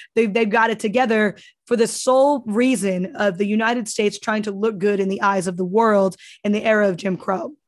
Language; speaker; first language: English; native; English